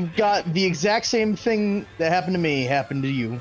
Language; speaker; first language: English; native; English